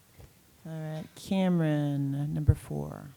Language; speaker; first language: English; native; English